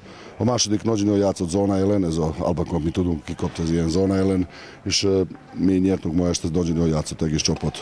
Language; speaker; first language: Hungarian; non-native, learner; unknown